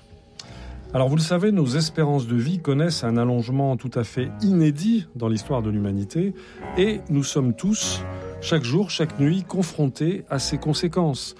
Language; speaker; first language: French; native; French